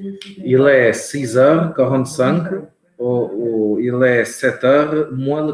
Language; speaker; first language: French; non-native, learner; Portuguese